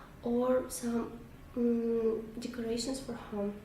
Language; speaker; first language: English; non-native, learner; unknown